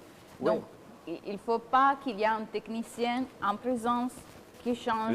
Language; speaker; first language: French; non-native, fluent; Italian